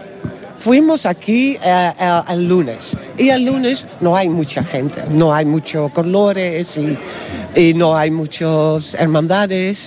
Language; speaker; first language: Spanish; non-native, learner; Dutch